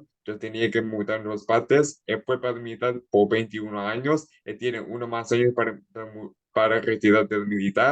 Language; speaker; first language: Spanish; early bilingual, heritage; Spanish